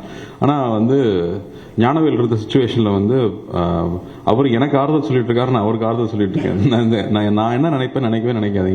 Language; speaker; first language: Tamil; native; Tamil